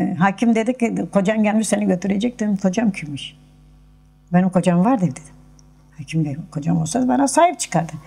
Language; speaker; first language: Turkish; non-native, local second language; Kurdish